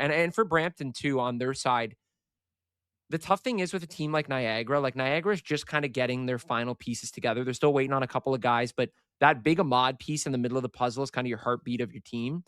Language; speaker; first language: English; native; English